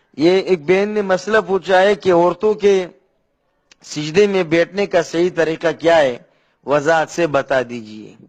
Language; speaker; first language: Urdu; non-native, local second language; Pashto